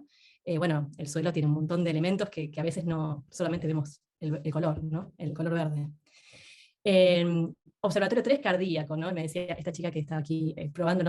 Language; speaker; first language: Spanish; native; Spanish